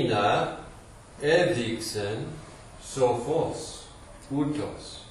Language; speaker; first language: Greek; non-native, fluent; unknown